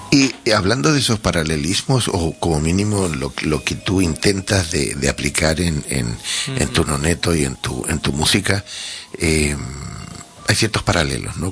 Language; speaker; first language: Spanish; native; Spanish